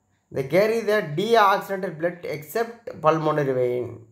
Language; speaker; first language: English; non-native, local second language; Tamil